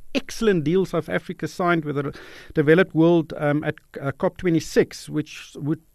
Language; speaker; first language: English; non-native, local second language; Afrikaans